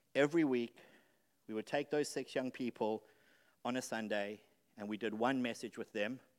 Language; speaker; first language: English; native; English